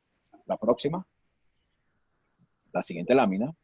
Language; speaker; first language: Spanish; native; Spanish